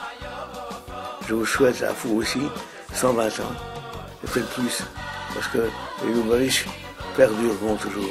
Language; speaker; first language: French; native; French